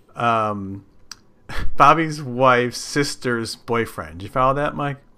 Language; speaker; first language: English; native; English